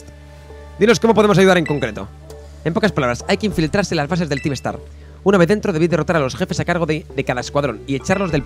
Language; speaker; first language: Spanish; native; Spanish